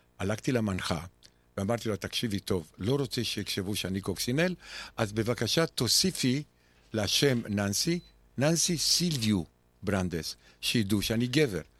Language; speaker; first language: Hebrew; non-native, fluent; Romanian